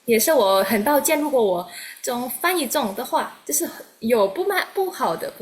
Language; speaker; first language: Chinese; non-native, learner; Indonesian